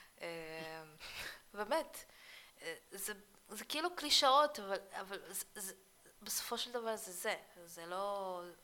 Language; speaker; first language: Hebrew; early bilingual, other home language; Russian